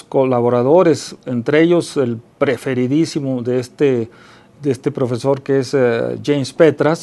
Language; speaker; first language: Spanish; native; Spanish